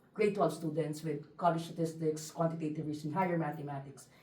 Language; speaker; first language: English; non-native, local second language; Filipino